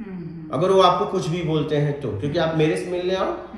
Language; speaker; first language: Hindi; native; Hindi